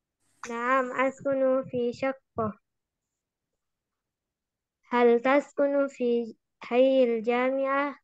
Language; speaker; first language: Arabic; non-native, learner; Indonesian